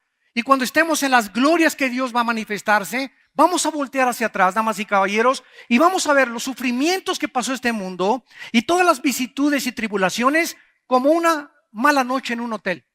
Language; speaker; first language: Spanish; native; Spanish